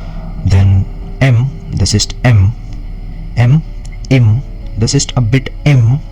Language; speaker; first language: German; non-native, learner; Marathi